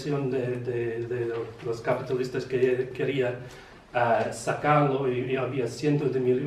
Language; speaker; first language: Spanish; non-native, learner; English